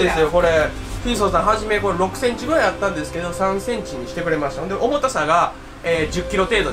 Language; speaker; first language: Japanese; native; Japanese